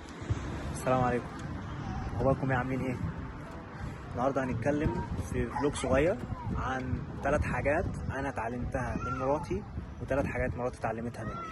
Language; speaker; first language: Arabic; native; Arabic